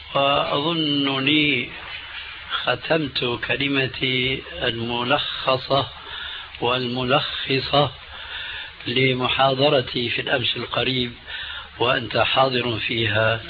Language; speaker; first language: Arabic; early bilingual, other home language; Albanian